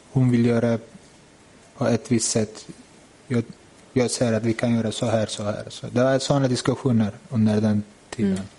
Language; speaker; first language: Swedish; non-native, fluent; Turkish